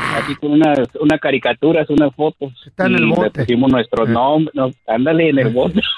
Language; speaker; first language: Spanish; native; Spanish